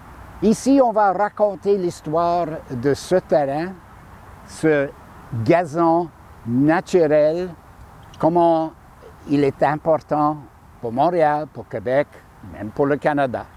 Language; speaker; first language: French; non-native, fluent; English